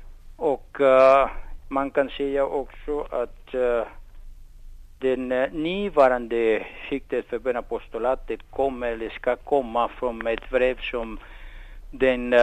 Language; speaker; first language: Swedish; non-native, fluent; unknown